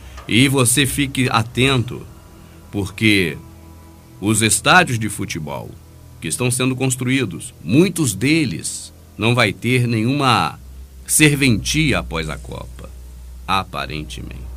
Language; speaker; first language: Portuguese; native; Portuguese